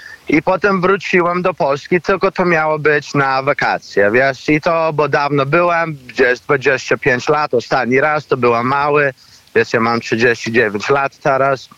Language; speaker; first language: Polish; early bilingual, heritage; Polish